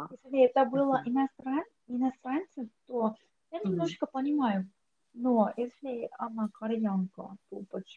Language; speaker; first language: Russian; non-native, learner; Korean